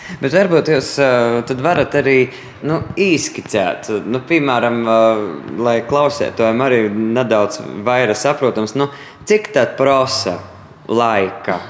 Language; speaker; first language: Latvian; native; Latvian